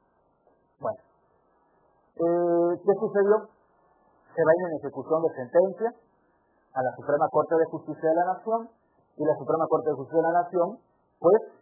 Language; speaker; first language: Spanish; native; Spanish